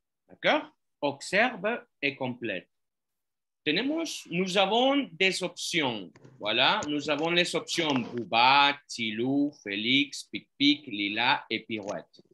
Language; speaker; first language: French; non-native, fluent; Spanish